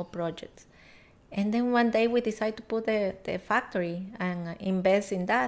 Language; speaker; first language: English; non-native, learner; Spanish